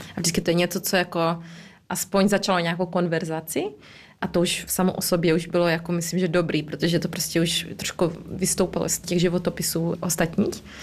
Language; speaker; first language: Czech; early bilingual, heritage; Czech